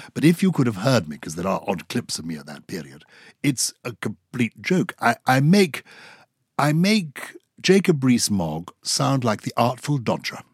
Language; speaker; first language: English; native; English